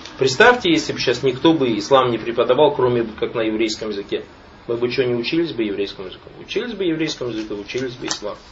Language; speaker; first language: Russian; non-native, local second language; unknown